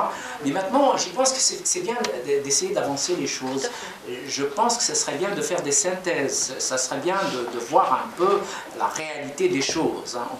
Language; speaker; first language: French; non-native, local second language; Kabyle